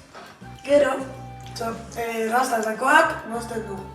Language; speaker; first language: Basque; non-native, local second language; Spanish